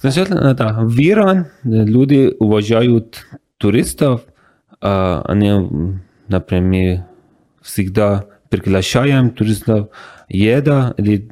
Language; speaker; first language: Russian; non-native, learner; Persian